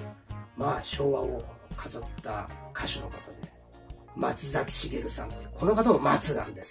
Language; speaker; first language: Japanese; native; Japanese